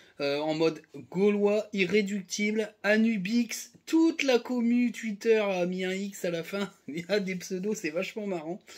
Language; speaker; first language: French; native; French